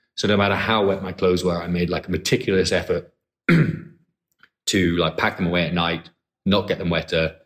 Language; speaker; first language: English; native; English